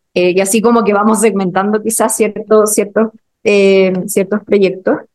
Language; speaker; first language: Spanish; native; Spanish